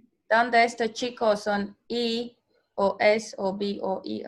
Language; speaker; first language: Spanish; non-native, learner; Latvian